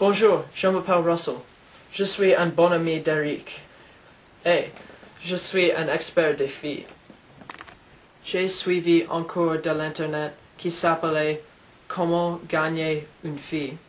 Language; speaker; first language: French; non-native, learner; English